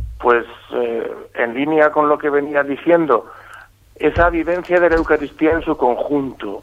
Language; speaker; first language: Spanish; native; Spanish